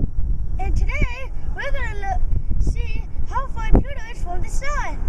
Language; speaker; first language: English; native; English